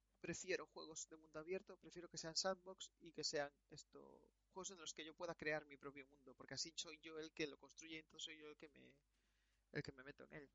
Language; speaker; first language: Spanish; native; Spanish